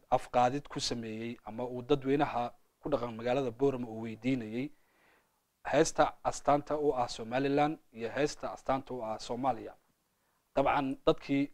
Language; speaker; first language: Somali; native; Somali